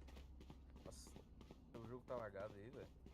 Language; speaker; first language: Portuguese; native; Portuguese